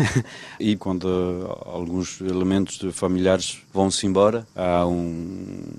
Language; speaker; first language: Portuguese; early bilingual, other home language; French